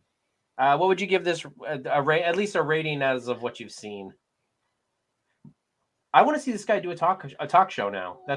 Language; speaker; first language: English; native; English